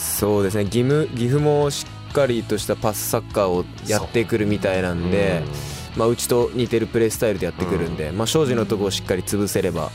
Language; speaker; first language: Japanese; native; Japanese